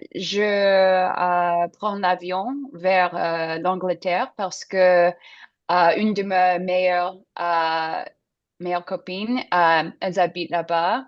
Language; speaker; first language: French; non-native, learner; English